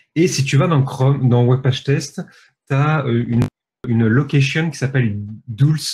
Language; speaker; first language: French; native; French